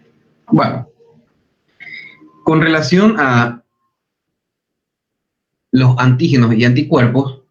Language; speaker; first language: Spanish; native; Spanish